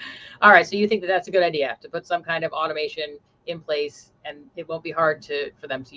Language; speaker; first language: English; native; English